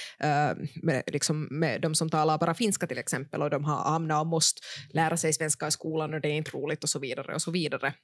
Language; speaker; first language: Swedish; native; Swedish